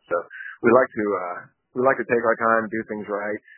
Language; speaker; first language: English; early bilingual, other home language; Japanese